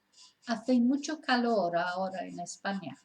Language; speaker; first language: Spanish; non-native, fluent; English